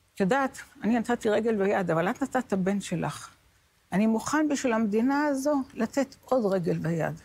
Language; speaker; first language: Hebrew; native; Hebrew